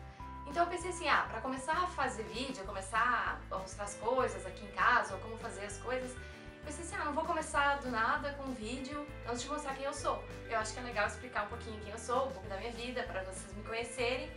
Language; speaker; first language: Portuguese; native; Portuguese